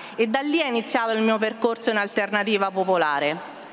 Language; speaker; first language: Italian; native; Italian